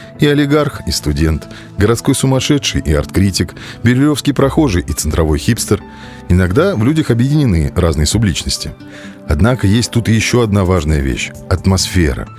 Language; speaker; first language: Russian; native; Russian